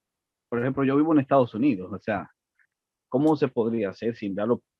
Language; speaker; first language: Spanish; native; Spanish